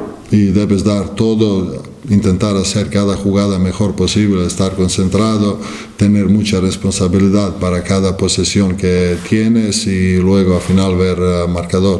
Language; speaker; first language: Spanish; non-native, fluent; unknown